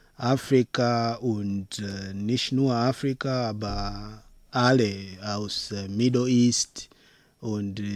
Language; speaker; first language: German; non-native, learner; Swahili